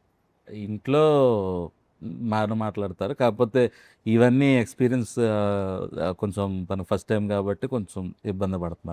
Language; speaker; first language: Telugu; native; Telugu